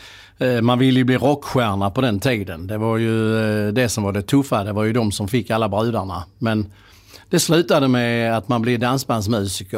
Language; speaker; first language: Swedish; native; Swedish